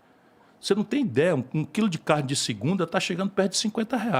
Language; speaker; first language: Portuguese; native; Portuguese